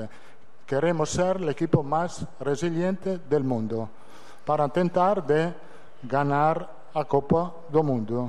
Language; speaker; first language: Portuguese; non-native, fluent; Italian